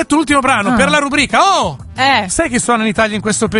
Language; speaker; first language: Italian; native; Italian